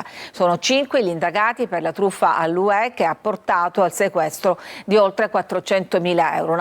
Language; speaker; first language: Italian; native; Italian